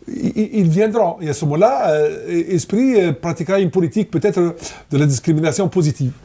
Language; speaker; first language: French; non-native, local second language; Arabic